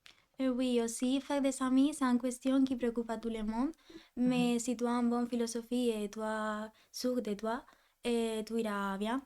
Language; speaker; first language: French; non-native, fluent; Spanish